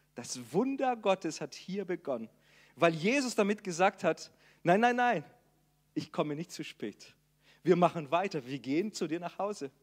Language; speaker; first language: German; non-native, fluent; Portuguese